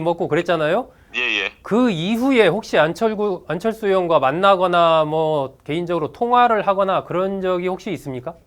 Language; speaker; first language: Korean; native; Korean